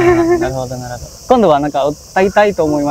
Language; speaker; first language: Japanese; non-native, fluent; Indonesian